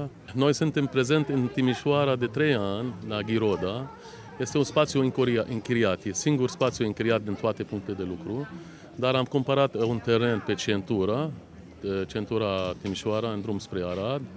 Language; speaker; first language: Romanian; non-native, fluent; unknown